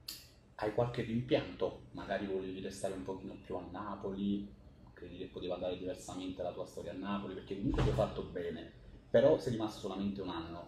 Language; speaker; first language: Italian; native; Italian